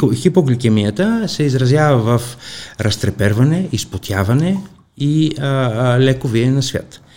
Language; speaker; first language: Bulgarian; non-native, fluent; Greek